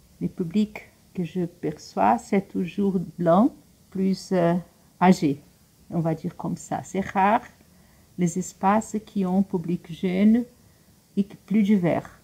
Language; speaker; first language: French; non-native, fluent; Portuguese